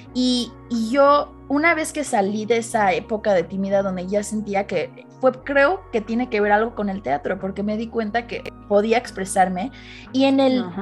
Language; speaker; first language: Spanish; early bilingual, heritage; Spanish